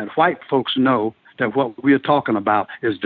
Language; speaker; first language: English; native; English